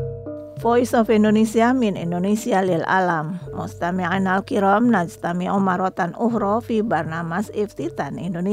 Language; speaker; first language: Arabic; non-native, fluent; Indonesian